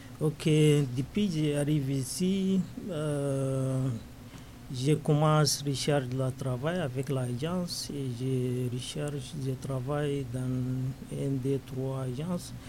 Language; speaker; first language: French; non-native, learner; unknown